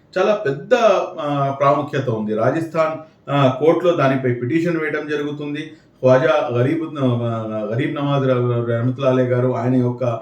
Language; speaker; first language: Telugu; non-native, local second language; Urdu